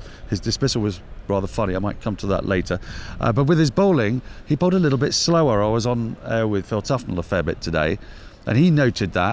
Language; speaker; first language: English; native; English